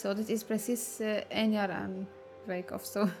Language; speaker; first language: Dutch; non-native, learner; Arabic